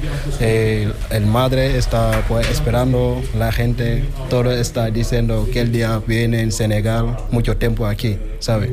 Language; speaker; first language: Spanish; non-native, learner; Wolof